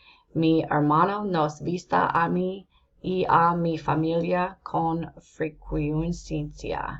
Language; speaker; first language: Spanish; non-native, learner; English